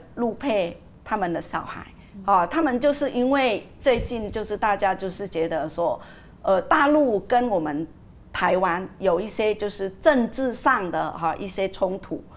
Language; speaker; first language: Chinese; non-native, fluent; Vietnamese